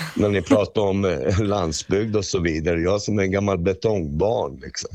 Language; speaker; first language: Swedish; native; Swedish